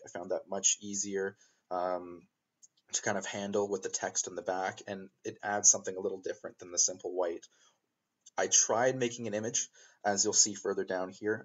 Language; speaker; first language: English; native; English